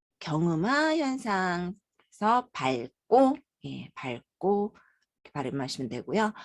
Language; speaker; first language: Korean; native; Korean